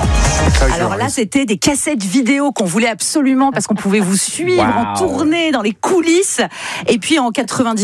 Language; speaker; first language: French; native; French